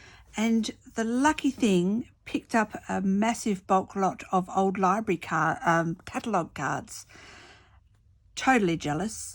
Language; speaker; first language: English; native; English